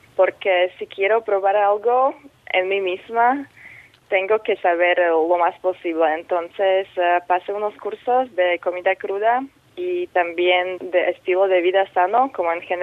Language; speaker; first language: Spanish; non-native, fluent; Slovak